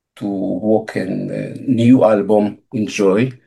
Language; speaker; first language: English; non-native, learner; Russian